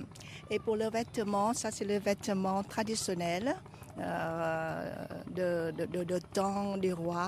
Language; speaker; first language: French; non-native, fluent; Vietnamese